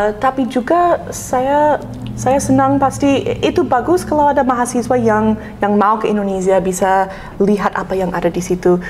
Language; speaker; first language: Indonesian; non-native, fluent; English